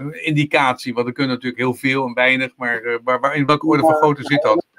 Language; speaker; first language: Dutch; native; Dutch